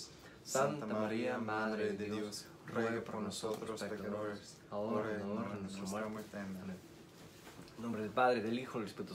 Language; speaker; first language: Spanish; early bilingual, heritage; Spanish